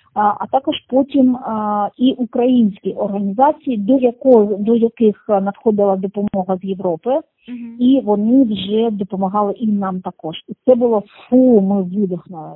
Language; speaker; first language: Ukrainian; non-native, local second language; Russian